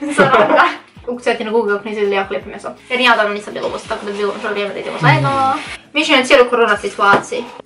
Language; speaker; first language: Bosnian; early bilingual, heritage; Bosnian